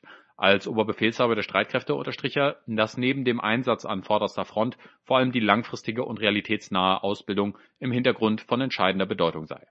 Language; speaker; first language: German; native; German